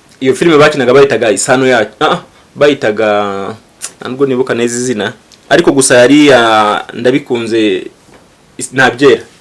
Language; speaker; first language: Kinyarwanda; early bilingual, heritage; Kinyarwanda